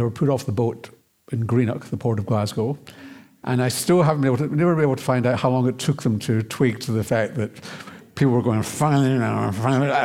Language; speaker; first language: English; native; English